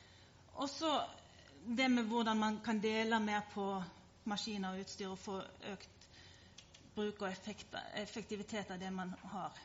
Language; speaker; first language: Norwegian; native; Norwegian